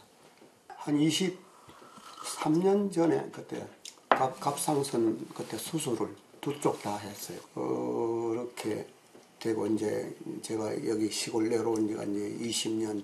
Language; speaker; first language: Korean; native; Korean